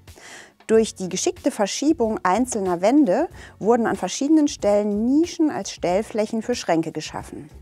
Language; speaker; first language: German; native; German